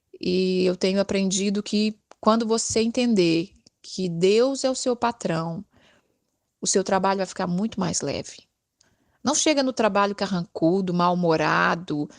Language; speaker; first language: Portuguese; native; Portuguese